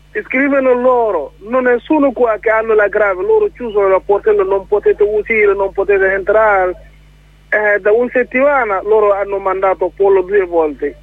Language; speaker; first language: Italian; non-native, learner; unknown